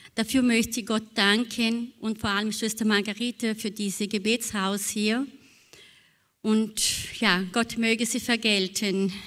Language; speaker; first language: German; non-native, fluent; Portuguese